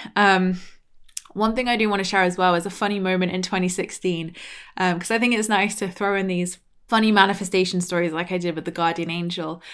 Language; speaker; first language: English; native; English